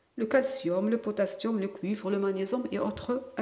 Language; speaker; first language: French; non-native, local second language; Arabic